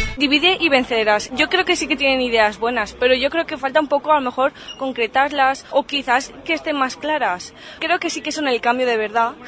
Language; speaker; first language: Spanish; native; Spanish